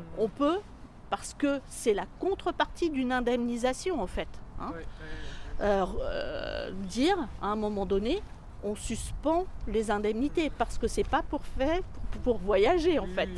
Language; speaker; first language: French; native; French